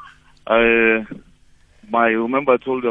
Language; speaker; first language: English; non-native, local second language; Tswana